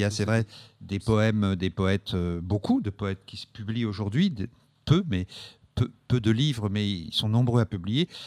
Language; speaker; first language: French; native; French